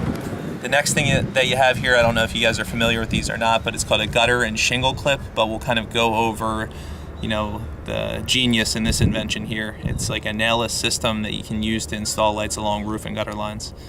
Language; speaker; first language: English; native; English